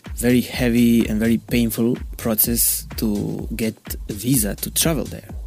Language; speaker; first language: English; non-native, learner; Bosnian